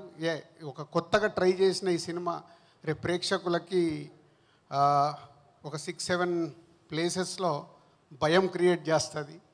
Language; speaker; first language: Telugu; native; Telugu